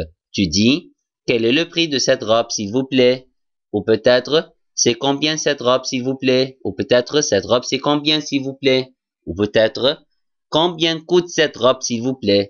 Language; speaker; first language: French; non-native, fluent; Arabic